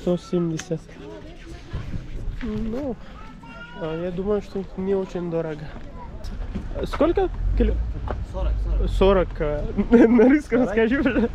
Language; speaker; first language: Russian; non-native, learner; Urdu